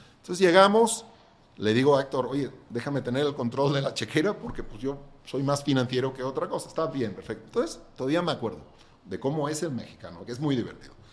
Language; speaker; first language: Spanish; non-native, local second language; Catalan